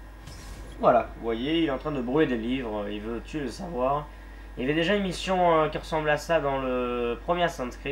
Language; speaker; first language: French; native; French